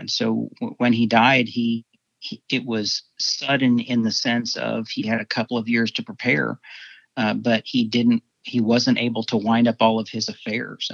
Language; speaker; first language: English; native; English